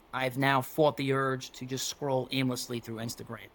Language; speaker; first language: English; native; English